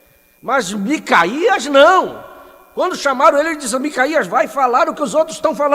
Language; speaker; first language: Portuguese; native; Portuguese